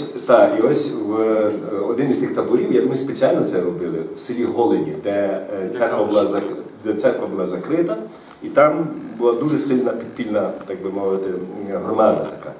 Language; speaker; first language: Ukrainian; native; Ukrainian